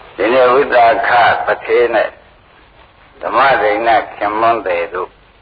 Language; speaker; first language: Burmese; native; Burmese